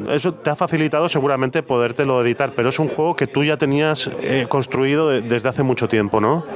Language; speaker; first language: Spanish; non-native, local second language; Catalan